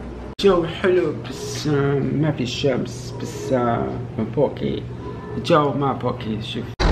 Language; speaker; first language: Arabic; non-native, learner; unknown